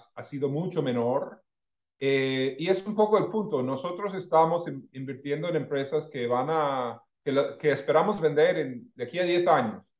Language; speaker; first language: Spanish; non-native, fluent; English